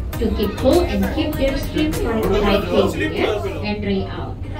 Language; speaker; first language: English; non-native, fluent; Indonesian